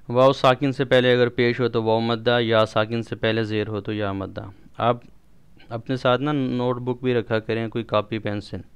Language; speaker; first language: Urdu; non-native, local second language; Punjabi